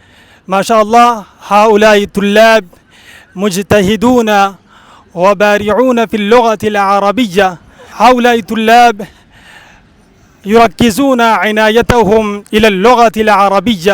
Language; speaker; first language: Arabic; non-native, fluent; Urdu